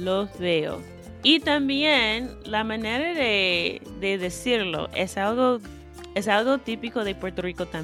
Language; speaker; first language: Spanish; non-native, fluent; English